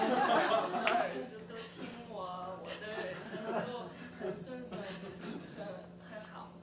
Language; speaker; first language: Chinese; early bilingual, heritage; English